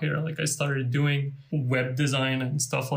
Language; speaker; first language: English; non-native, fluent; Lithuanian